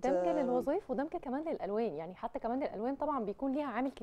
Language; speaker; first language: Arabic; native; Arabic